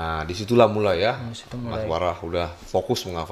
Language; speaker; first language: Indonesian; native; Indonesian